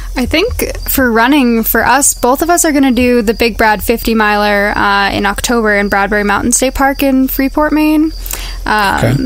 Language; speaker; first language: English; native; English